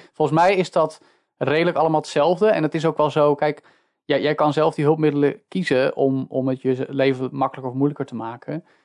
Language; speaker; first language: Dutch; native; Dutch